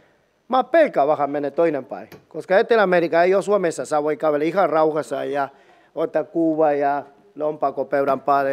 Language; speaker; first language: Finnish; non-native, learner; Spanish